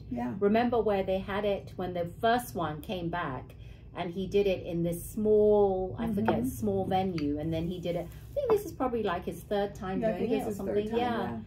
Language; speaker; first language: English; native; English